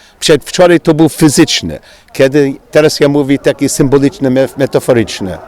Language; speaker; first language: Polish; non-native, learner; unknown